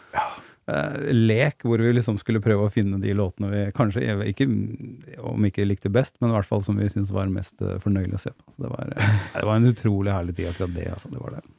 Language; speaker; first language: Norwegian; native; Norwegian